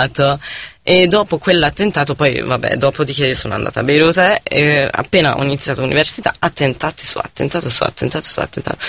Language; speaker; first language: Italian; non-native, fluent; Arabic